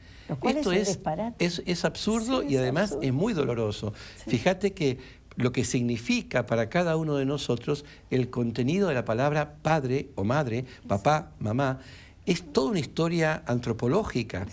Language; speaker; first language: Spanish; native; Spanish